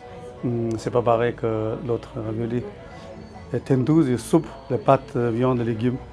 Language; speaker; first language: French; non-native, learner; Tibetan